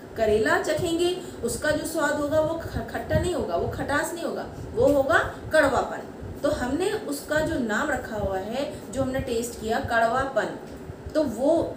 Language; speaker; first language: Hindi; native; Hindi